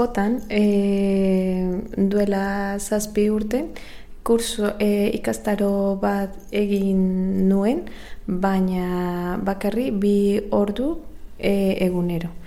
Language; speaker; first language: Basque; non-native, learner; Spanish